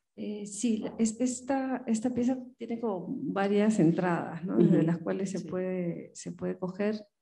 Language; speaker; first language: Spanish; native; Spanish